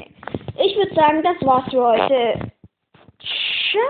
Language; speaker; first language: German; native; German